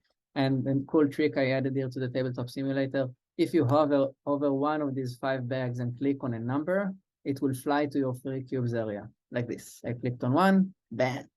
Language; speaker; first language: English; non-native, fluent; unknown